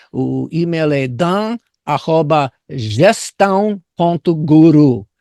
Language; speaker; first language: Portuguese; non-native, fluent; English